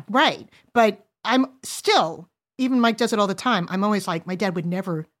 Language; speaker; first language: English; native; English